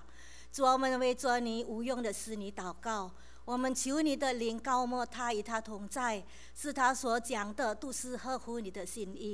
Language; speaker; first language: Chinese; native; Chinese